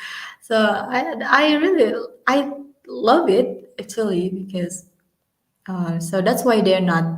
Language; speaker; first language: English; non-native, learner; Indonesian